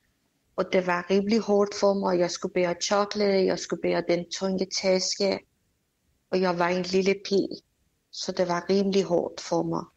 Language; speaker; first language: Danish; non-native, fluent; Persian